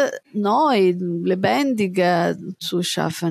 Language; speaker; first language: German; non-native, fluent; Italian